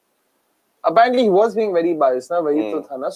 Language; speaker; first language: English; non-native, local second language; Hindi